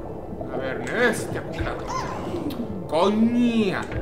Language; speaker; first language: Spanish; native; Spanish